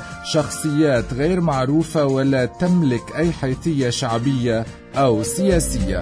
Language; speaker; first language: Arabic; native; Arabic